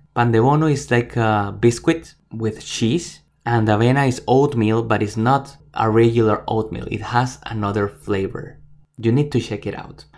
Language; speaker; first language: English; non-native, fluent; Spanish